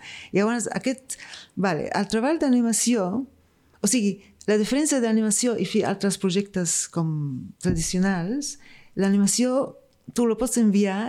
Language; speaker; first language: Catalan; non-native, fluent; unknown